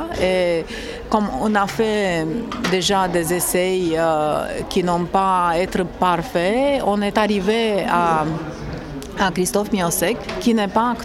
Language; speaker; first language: French; non-native, fluent; Romanian